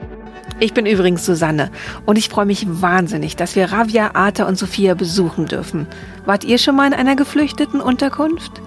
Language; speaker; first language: German; native; German